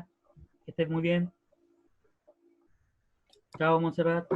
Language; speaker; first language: Spanish; native; Spanish